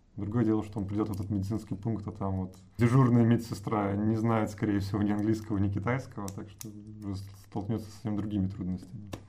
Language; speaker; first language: Russian; native; Russian